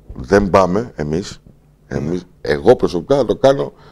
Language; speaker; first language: Greek; native; Greek